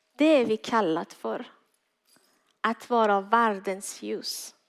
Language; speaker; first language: Swedish; non-native, fluent; Persian